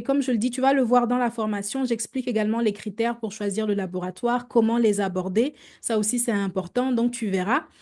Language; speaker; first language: French; native; French